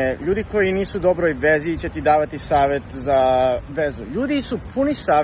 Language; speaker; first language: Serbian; early bilingual, heritage; Serbian